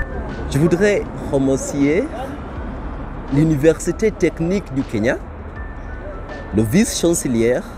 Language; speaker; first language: French; non-native, learner; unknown